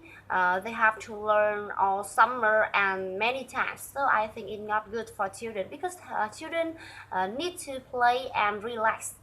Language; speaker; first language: English; non-native, learner; Vietnamese